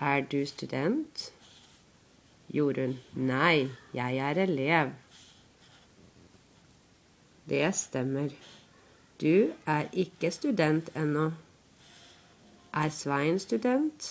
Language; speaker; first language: Norwegian; non-native, learner; English